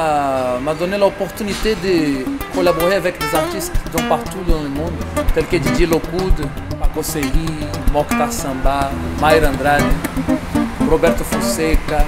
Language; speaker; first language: French; non-native, fluent; Portuguese